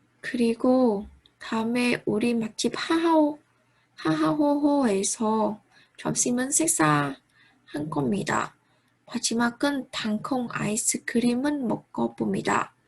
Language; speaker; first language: Korean; non-native, learner; Vietnamese